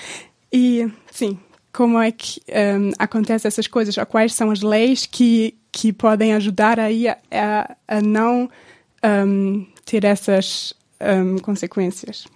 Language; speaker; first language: Portuguese; non-native, fluent; German